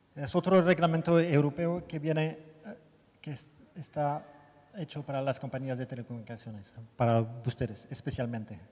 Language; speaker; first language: Spanish; non-native, learner; French